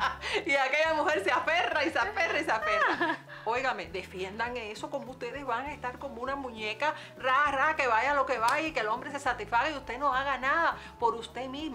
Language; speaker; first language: Spanish; native; Spanish